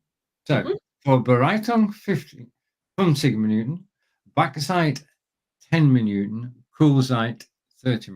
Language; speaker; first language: German; non-native, learner; English